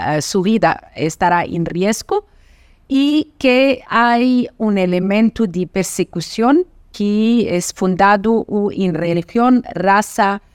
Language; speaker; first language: Spanish; non-native, fluent; Portuguese